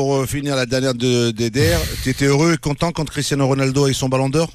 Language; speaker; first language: French; native; French